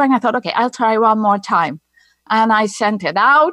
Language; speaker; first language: English; non-native, fluent; Dutch